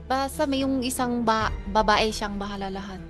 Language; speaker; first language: Filipino; early bilingual, other home language; Chinese